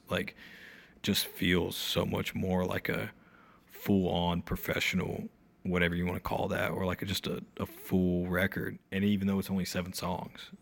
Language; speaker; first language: English; native; English